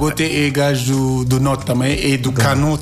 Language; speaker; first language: Portuguese; non-native, learner; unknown